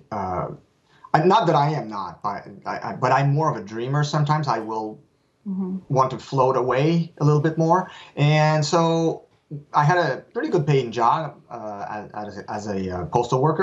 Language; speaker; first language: English; non-native, fluent; French